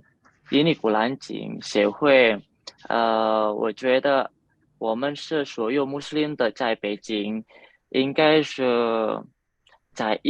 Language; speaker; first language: Chinese; non-native, learner; Indonesian